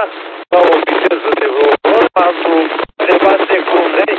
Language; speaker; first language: Romanian; native; Romanian